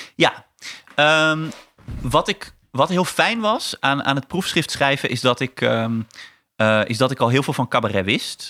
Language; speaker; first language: Dutch; native; Dutch